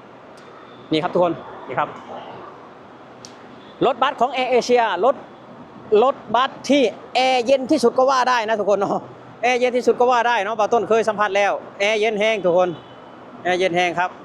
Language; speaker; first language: Thai; non-native, local second language; Lao